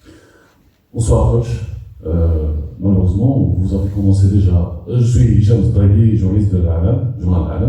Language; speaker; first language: French; non-native, local second language; Arabic